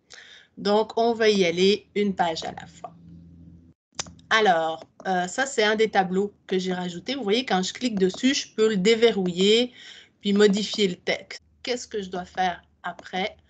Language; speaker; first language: French; native; French